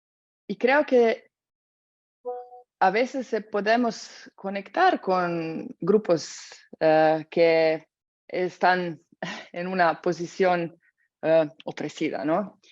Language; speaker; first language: Spanish; non-native, fluent; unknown